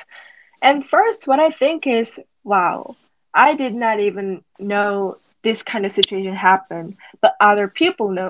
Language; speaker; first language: English; non-native, fluent; Korean